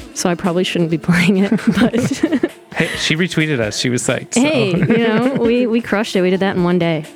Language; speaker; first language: English; native; English